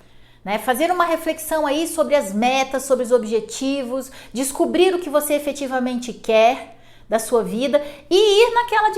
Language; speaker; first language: Portuguese; native; Portuguese